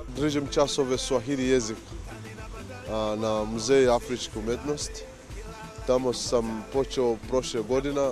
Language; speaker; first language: Bosnian; non-native, learner; Swahili